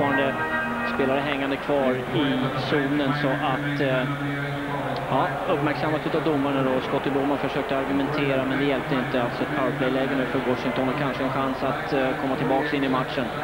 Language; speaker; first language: Swedish; native; Swedish